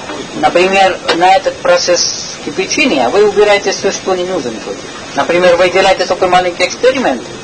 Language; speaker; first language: Russian; non-native, learner; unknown